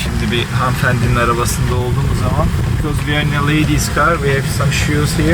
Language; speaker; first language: Turkish; native; Turkish